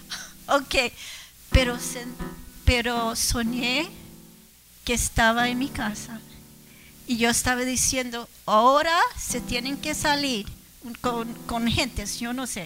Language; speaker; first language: Spanish; early bilingual, heritage; English